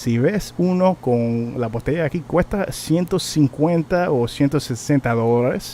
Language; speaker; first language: Spanish; early bilingual, heritage; Spanish